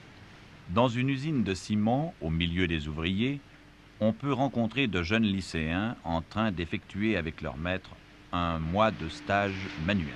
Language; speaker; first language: French; native; French